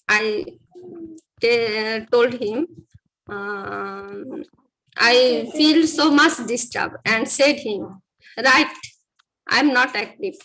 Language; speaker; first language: English; non-native, learner; Bangla